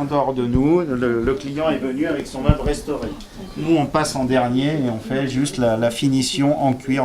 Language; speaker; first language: French; native; French